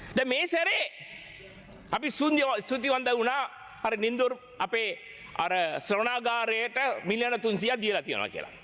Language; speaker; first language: Sinhala; non-native, local second language; Tamil